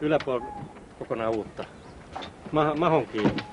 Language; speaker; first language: Finnish; native; Finnish